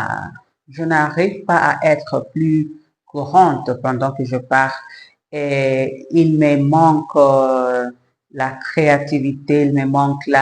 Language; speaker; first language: French; non-native, learner; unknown